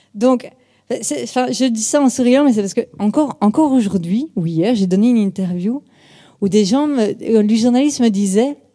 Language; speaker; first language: French; native; French